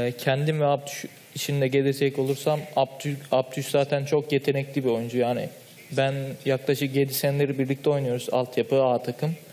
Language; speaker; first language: Turkish; native; Turkish